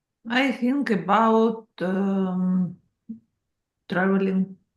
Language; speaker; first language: English; non-native, learner; Russian